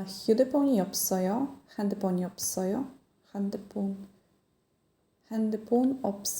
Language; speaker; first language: Korean; non-native, learner; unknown